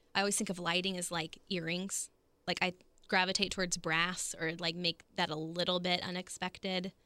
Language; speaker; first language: English; native; English